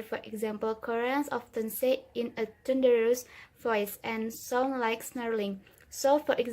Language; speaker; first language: English; non-native, learner; Indonesian